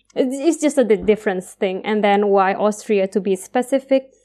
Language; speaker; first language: English; non-native, fluent; Indonesian